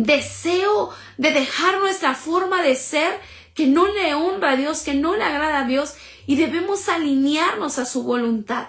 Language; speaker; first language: Spanish; native; Spanish